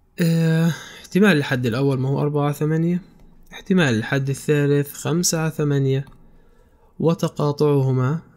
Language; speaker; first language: Arabic; native; Arabic